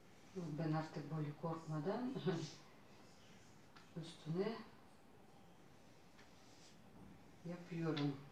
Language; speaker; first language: Turkish; non-native, learner; Russian